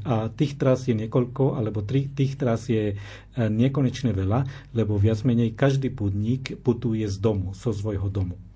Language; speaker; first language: Slovak; non-native, fluent; Spanish